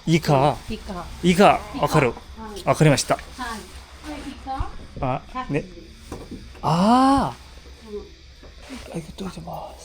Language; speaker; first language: Japanese; non-native, learner; Korean